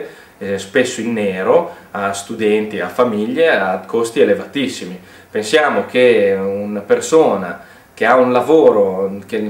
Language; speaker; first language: Italian; native; Italian